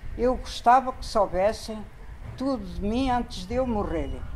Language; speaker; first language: Portuguese; native; Portuguese